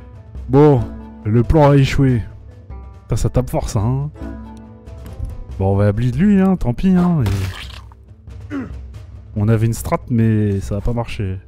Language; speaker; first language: French; native; French